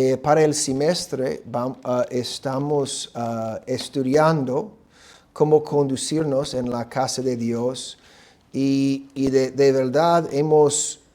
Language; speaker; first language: Spanish; non-native, fluent; English